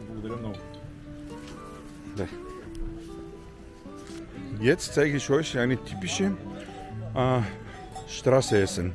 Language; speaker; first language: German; non-native, learner; Bulgarian